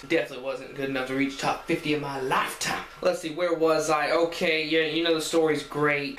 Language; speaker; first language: English; native; English